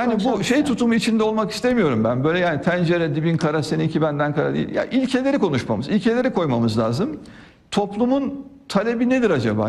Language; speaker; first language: Turkish; native; Turkish